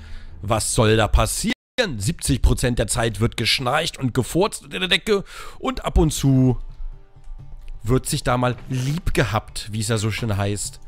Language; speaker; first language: German; native; German